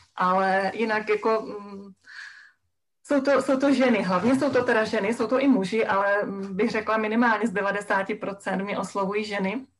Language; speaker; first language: Czech; native; Czech